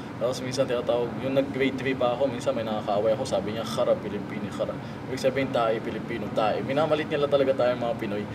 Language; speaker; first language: Filipino; native; Filipino